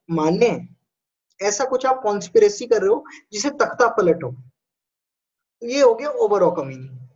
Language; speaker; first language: Hindi; native; Hindi